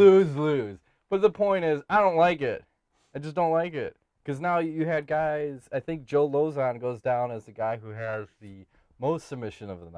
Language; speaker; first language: English; native; English